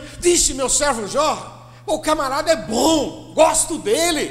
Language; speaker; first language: Portuguese; native; Portuguese